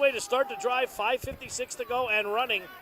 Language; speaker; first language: English; native; English